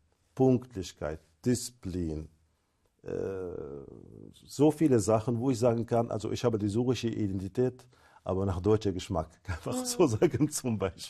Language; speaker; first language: German; non-native, fluent; Arabic